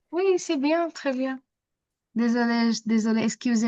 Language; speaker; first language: French; non-native, fluent; Hindi